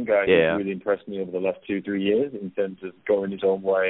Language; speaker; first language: English; native; English